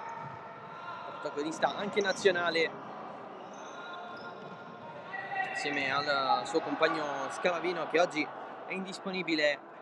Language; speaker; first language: Italian; native; Italian